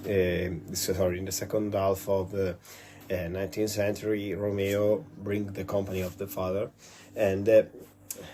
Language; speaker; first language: English; non-native, learner; Italian